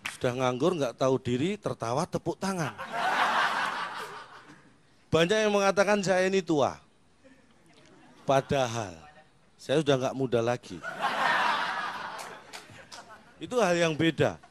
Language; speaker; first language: Indonesian; native; Indonesian